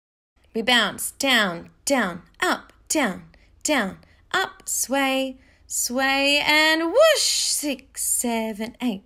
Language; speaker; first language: English; native; English